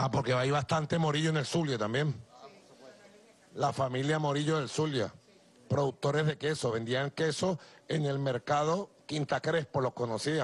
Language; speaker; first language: Spanish; native; Spanish